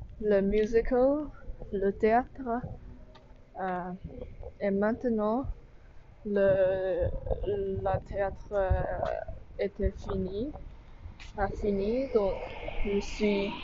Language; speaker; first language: French; non-native, learner; English